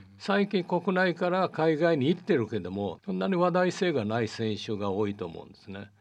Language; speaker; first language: Japanese; early bilingual, heritage; Portuguese